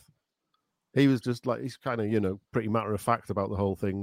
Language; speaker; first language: English; native; English